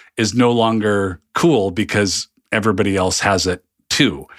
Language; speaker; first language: English; native; English